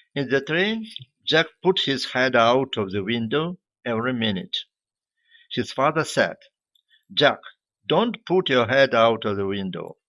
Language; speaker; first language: English; non-native, fluent; Ukrainian